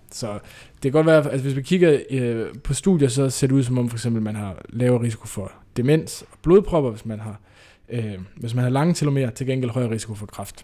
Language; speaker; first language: Danish; native; Danish